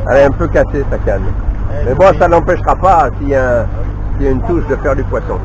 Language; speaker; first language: French; native; French